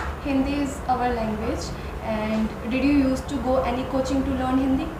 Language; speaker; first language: English; non-native, learner; Hindi